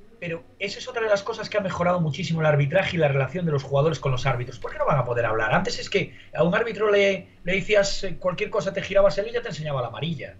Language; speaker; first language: Spanish; native; Spanish